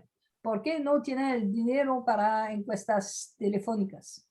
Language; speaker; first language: Spanish; non-native, fluent; French